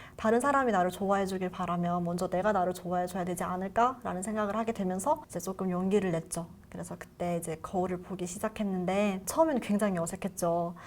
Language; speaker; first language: Korean; native; Korean